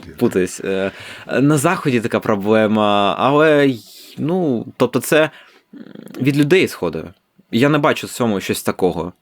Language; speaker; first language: Ukrainian; non-native, local second language; Russian